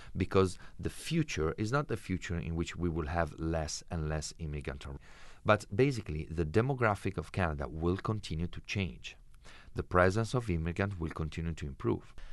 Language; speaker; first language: English; non-native, fluent; Italian